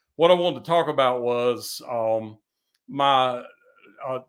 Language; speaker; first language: English; native; English